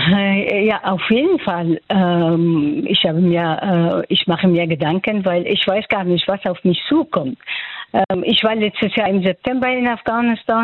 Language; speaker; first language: German; non-native, fluent; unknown